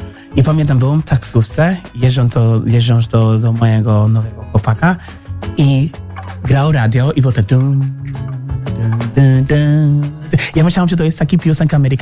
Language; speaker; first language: Polish; non-native, fluent; English